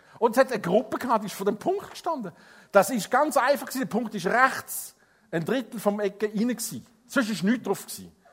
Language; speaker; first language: German; non-native, fluent; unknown